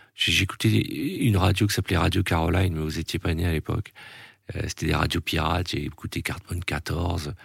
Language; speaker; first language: French; native; French